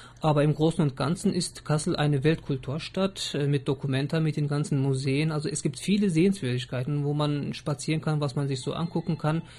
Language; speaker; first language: German; early bilingual, other home language; Turkish